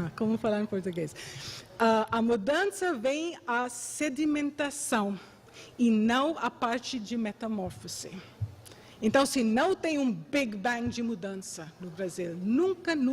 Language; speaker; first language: Portuguese; non-native, fluent; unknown